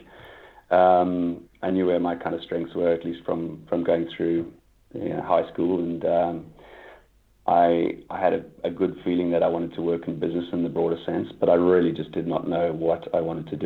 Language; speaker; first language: English; native; English